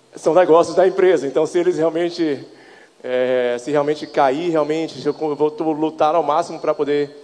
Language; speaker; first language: Portuguese; native; Portuguese